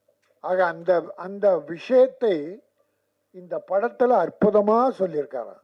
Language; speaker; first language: Tamil; native; Tamil